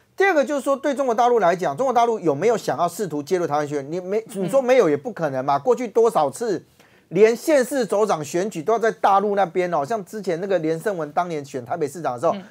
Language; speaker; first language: Chinese; native; Chinese